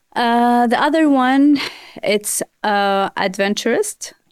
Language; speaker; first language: English; non-native, fluent; Arabic